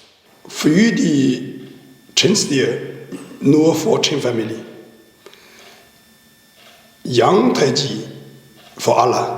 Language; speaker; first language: German; non-native, learner; Chinese